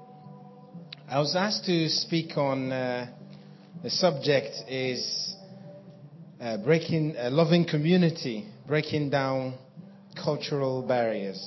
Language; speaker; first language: English; non-native, local second language; Igbo